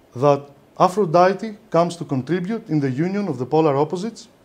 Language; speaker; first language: English; non-native, fluent; Greek